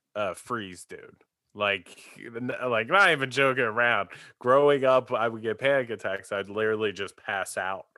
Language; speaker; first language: English; native; English